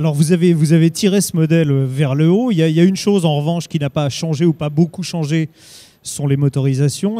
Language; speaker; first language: French; native; French